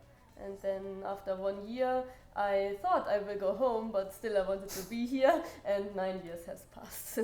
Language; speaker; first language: English; non-native, fluent; German